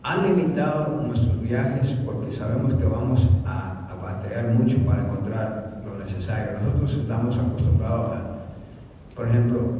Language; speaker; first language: Spanish; early bilingual, other home language; English